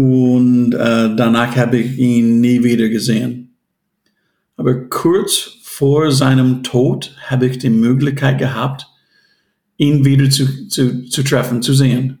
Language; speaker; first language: German; non-native, fluent; English